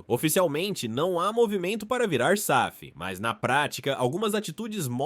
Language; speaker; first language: Portuguese; native; Portuguese